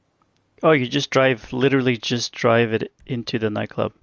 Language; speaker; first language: English; native; English